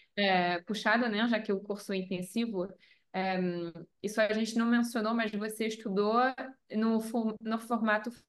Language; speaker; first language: Portuguese; non-native, fluent; French